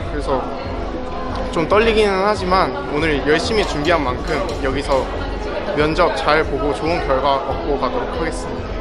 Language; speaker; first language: Korean; native; Korean